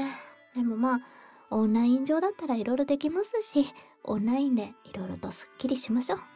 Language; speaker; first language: Japanese; native; Japanese